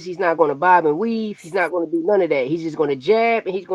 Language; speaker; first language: English; native; English